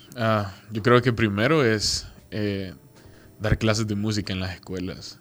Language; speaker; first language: Spanish; native; Spanish